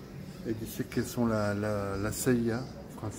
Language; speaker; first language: Spanish; non-native, learner; French